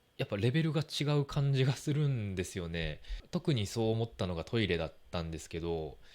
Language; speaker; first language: Japanese; native; Japanese